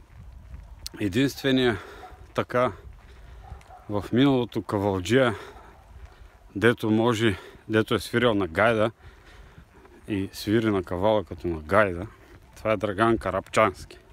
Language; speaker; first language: Bulgarian; native; Bulgarian